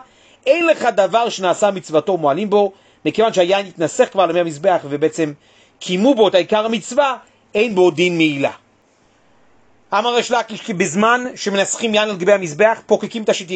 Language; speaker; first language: Hebrew; native; Hebrew